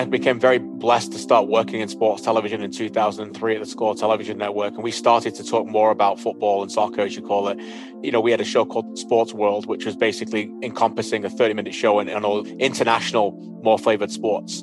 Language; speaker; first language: English; native; English